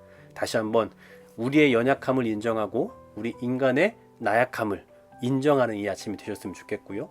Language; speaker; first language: Korean; native; Korean